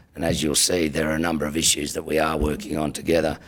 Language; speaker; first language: English; native; English